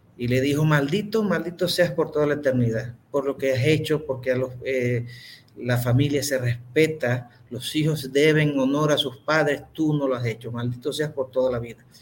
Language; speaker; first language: Spanish; native; Spanish